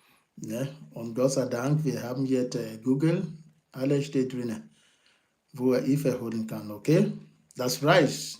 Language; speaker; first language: German; non-native, learner; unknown